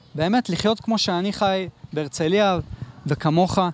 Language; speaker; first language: Hebrew; native; Hebrew